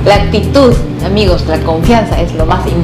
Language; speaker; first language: Spanish; non-native, fluent; Korean